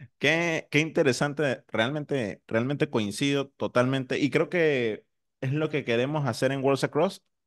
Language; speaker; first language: Spanish; native; Spanish